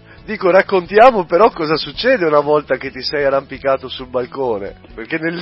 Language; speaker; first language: Italian; native; Italian